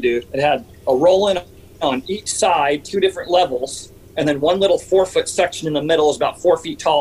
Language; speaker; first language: English; native; English